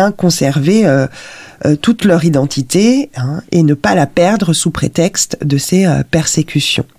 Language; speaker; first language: French; native; French